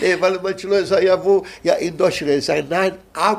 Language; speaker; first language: German; non-native, fluent; Italian